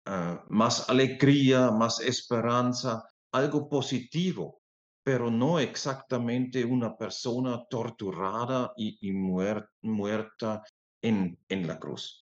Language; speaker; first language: Spanish; non-native, fluent; German